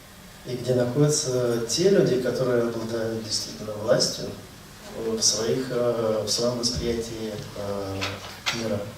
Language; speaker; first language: Russian; native; Russian